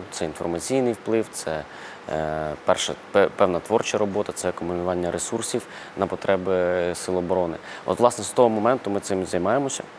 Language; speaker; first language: Ukrainian; non-native, local second language; Russian